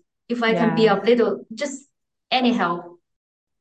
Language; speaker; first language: English; non-native, fluent; Chinese